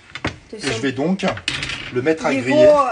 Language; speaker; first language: French; native; French